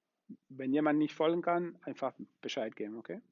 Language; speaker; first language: German; non-native, fluent; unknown